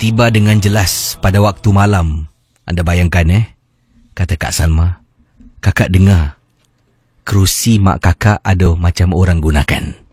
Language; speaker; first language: Malay; native; Malay